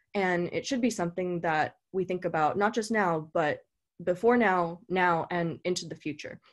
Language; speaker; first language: English; native; English